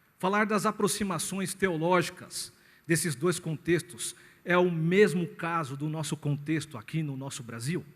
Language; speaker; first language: Portuguese; native; Portuguese